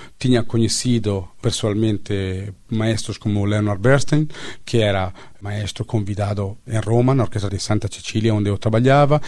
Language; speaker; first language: Portuguese; non-native, fluent; Italian